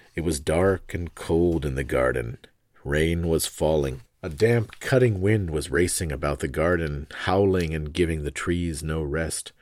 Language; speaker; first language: English; native; English